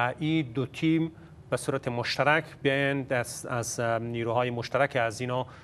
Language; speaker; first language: Persian; native; Persian